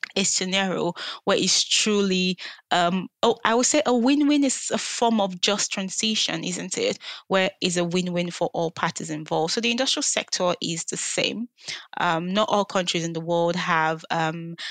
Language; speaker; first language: English; non-native, local second language; Yoruba